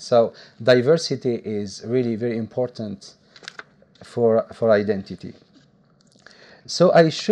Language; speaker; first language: English; non-native, fluent; Arabic